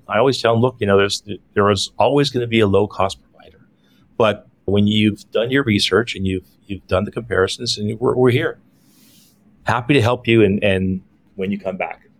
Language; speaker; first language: English; native; English